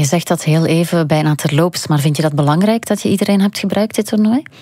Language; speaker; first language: Dutch; native; Dutch